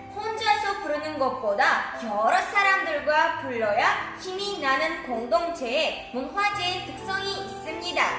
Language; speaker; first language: Korean; non-native, fluent; Uzbek